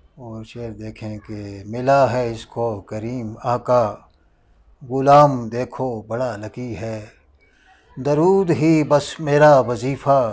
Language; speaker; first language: Urdu; non-native, local second language; Northern Hindko